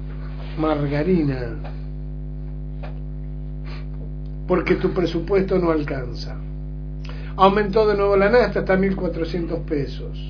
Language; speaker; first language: Spanish; native; Spanish